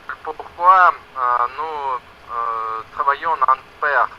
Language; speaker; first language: French; non-native, learner; Russian